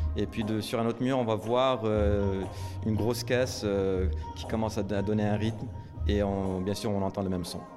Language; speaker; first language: French; non-native, local second language; Arabic